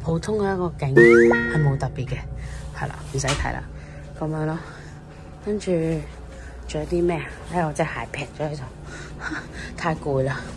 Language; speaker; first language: Cantonese; native; Cantonese